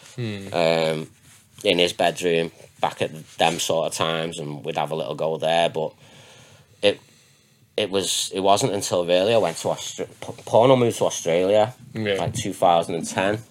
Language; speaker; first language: English; native; English